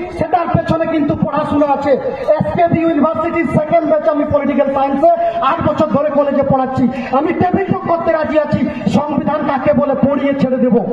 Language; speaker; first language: Bangla; non-native, local second language; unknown